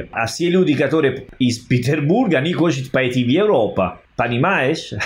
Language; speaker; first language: Russian; non-native, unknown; Italian